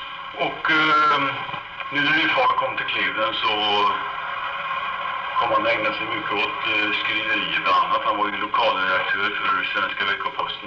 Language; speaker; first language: Swedish; native; Swedish